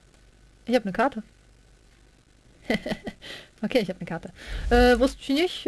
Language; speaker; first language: German; native; German